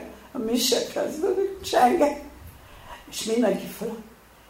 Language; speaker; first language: Hungarian; early bilingual, heritage; Hungarian